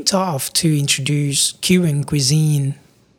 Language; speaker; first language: English; non-native, fluent; Spanish